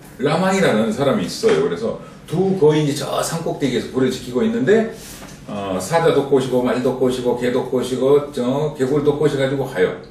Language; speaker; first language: Korean; native; Korean